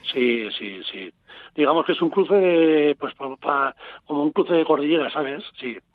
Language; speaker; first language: Spanish; native; Spanish